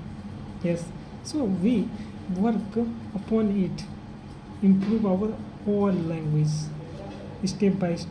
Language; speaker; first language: English; non-native, learner; Hindi